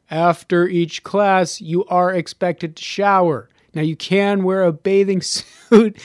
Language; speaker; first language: English; native; English